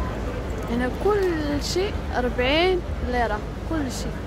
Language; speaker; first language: Turkish; non-native, learner; Arabic